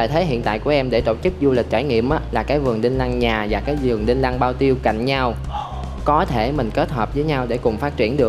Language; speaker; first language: Vietnamese; native; Vietnamese